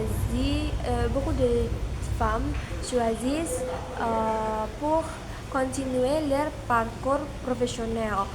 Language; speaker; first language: French; non-native, learner; Indonesian